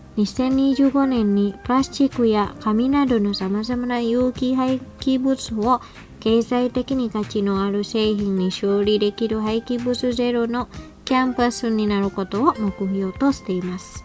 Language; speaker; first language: Japanese; non-native, fluent; Indonesian